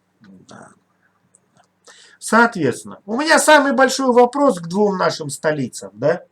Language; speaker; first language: Russian; native; Russian